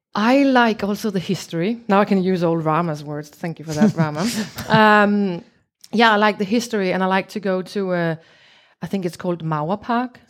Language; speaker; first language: English; non-native, fluent; Danish